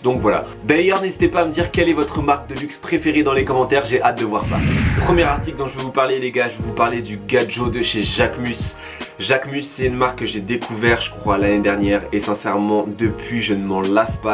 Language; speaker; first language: French; native; French